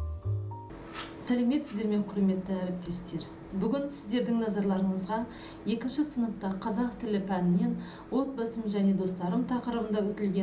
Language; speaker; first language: Kazakh; native; Kazakh